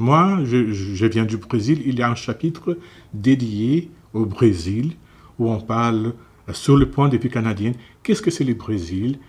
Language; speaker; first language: French; non-native, fluent; Portuguese